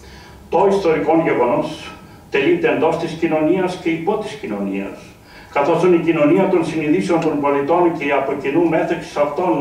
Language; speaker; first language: Greek; native; Greek